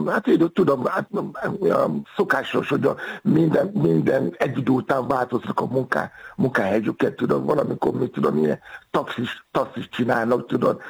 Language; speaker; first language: Hungarian; non-native, fluent; Yoruba